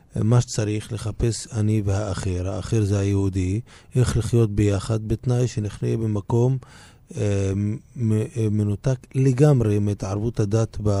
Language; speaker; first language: Hebrew; non-native, local second language; Arabic